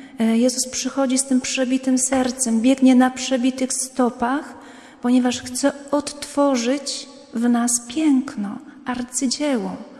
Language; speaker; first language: Polish; native; Polish